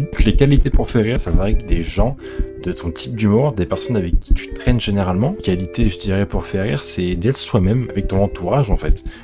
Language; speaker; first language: French; native; French